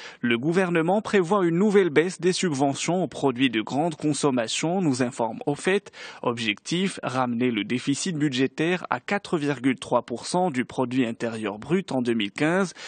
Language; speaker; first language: French; non-native, local second language; Arabic